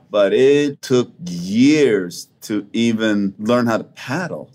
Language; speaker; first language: English; non-native, fluent; Swedish